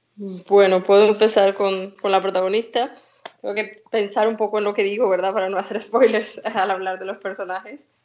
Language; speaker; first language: Spanish; native; Spanish